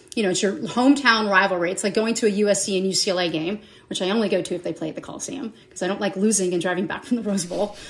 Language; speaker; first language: English; native; English